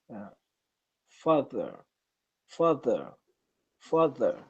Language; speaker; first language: English; non-native, learner; Persian